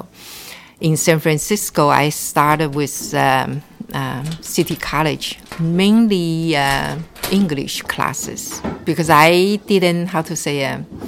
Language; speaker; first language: English; non-native, local second language; Cantonese